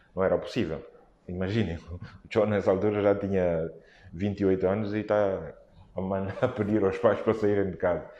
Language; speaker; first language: Portuguese; native; Portuguese